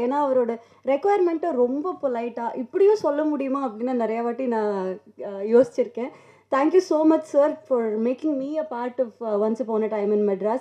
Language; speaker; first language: Tamil; native; Tamil